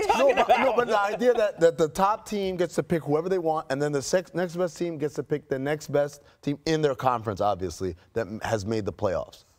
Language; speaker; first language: English; native; English